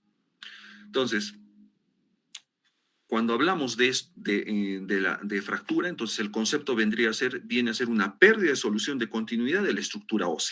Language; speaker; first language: Spanish; native; Spanish